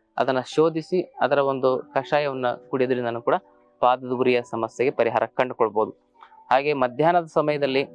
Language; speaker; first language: Kannada; native; Kannada